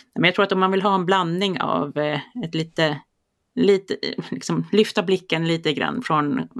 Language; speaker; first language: Swedish; native; Swedish